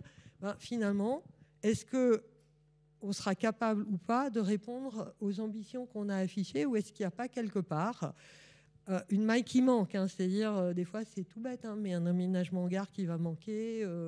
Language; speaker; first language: French; native; French